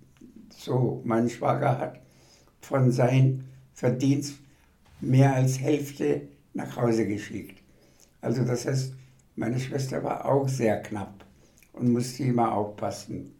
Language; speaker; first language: German; non-native, fluent; Bangla